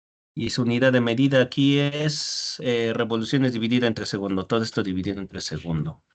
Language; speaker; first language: Spanish; native; Spanish